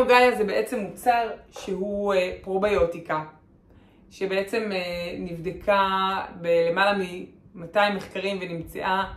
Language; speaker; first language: Hebrew; native; Hebrew